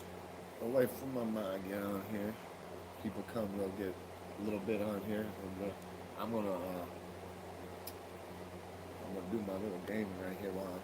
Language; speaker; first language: English; native; English